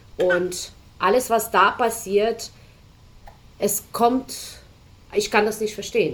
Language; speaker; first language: German; non-native, fluent; Ukrainian